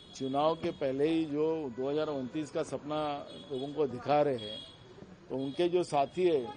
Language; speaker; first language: Hindi; non-native, local second language; Marathi